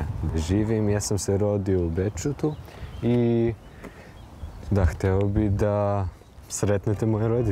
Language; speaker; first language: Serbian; early bilingual, heritage; German